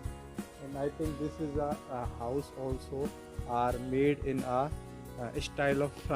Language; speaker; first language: English; non-native, local second language; Hindi